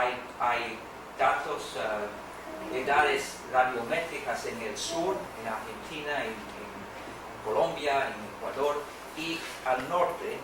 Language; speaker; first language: Spanish; non-native, fluent; English